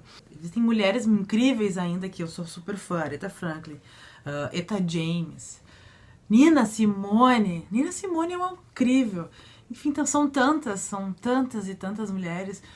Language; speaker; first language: Portuguese; native; Portuguese